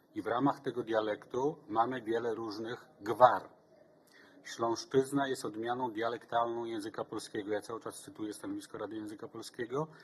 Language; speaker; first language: Polish; native; Polish